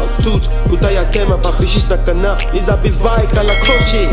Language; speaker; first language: Russian; non-native, learner; Arabic